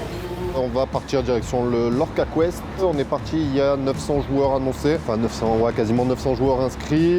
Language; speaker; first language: French; native; French